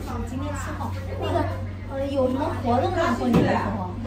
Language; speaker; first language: Chinese; native; Chinese